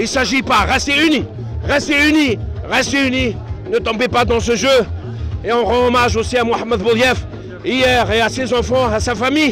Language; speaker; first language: French; non-native, local second language; Arabic